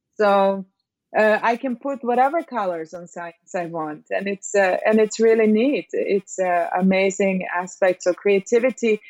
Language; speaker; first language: English; non-native, fluent; Serbian